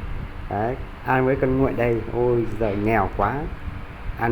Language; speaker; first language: Vietnamese; non-native, local second language; Hmong